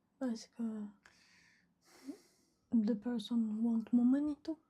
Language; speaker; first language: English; non-native, learner; Japanese